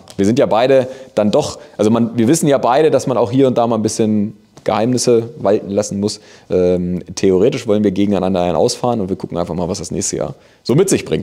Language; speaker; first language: German; native; German